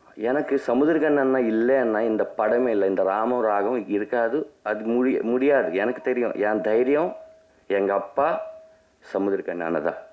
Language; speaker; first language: Tamil; non-native, learner; Telugu